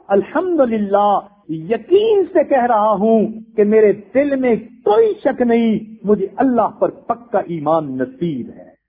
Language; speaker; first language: Urdu; native; Urdu